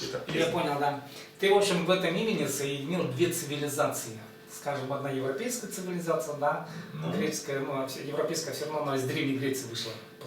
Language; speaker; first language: Russian; native; Russian